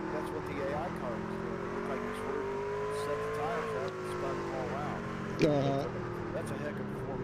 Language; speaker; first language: English; native; English